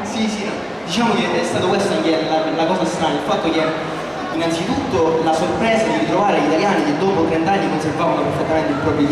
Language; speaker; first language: Italian; native; Italian